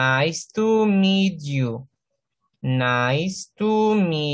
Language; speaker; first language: English; non-native, fluent; Spanish